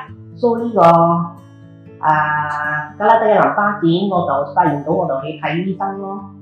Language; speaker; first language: Cantonese; native; Cantonese